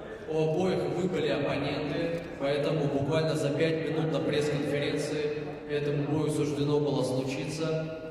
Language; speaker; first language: Russian; native; Russian